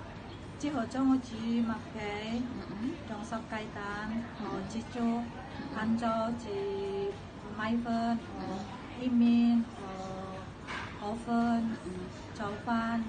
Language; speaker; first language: Cantonese; non-native, learner; Indonesian